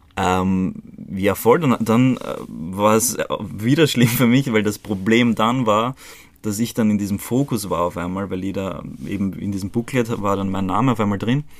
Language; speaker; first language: German; early bilingual, other home language; Croatian